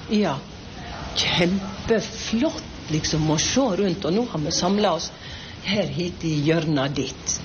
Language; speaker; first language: Norwegian; native; Norwegian